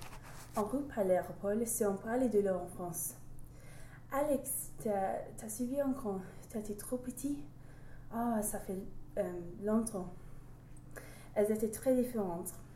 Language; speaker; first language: French; non-native, learner; English